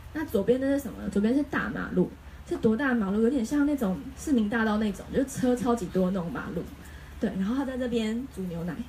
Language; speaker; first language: Chinese; native; Chinese